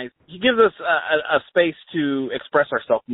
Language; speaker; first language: English; native; English